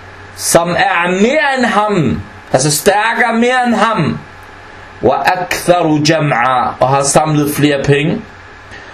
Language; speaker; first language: Danish; non-native, fluent; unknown